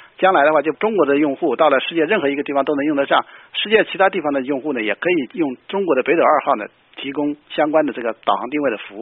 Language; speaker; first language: Chinese; native; Chinese